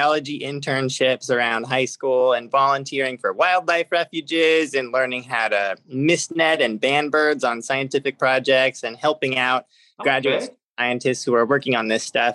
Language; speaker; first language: English; native; English